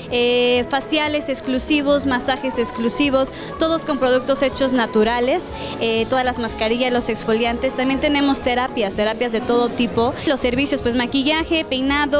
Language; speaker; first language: Spanish; native; Spanish